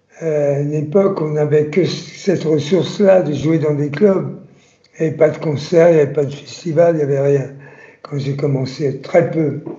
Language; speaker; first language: French; early bilingual, other home language; Italian